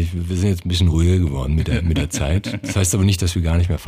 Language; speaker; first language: German; early bilingual, other home language; Croatian